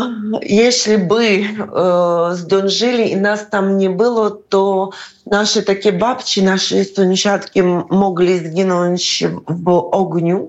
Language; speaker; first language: Polish; non-native, fluent; Ukrainian